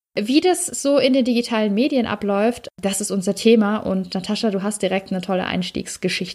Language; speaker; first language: German; native; German